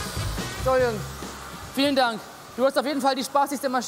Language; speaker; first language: German; native; German